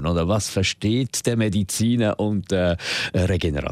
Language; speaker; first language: German; native; German